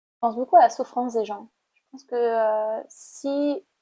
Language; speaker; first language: French; non-native, fluent; Khmer